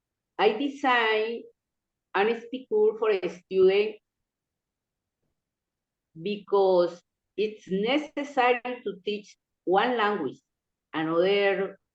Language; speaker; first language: English; non-native, local second language; Spanish